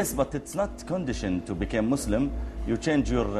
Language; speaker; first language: English; non-native, learner; Arabic